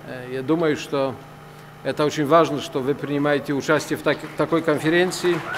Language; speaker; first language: Russian; non-native, fluent; Polish